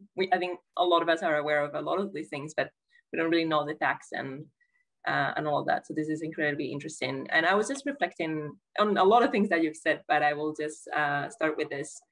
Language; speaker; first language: English; non-native, fluent; Spanish